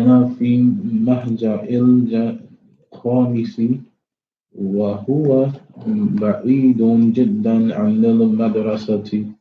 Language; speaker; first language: Arabic; non-native, learner; English